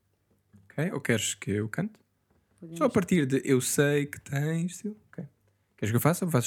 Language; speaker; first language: Portuguese; native; Portuguese